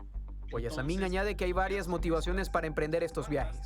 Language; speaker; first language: Spanish; native; Spanish